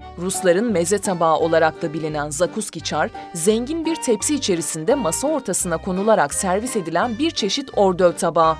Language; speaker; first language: Turkish; native; Turkish